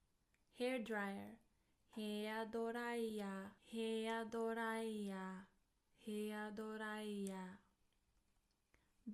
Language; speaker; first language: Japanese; non-native, fluent; English